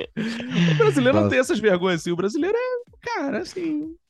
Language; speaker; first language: Portuguese; native; Portuguese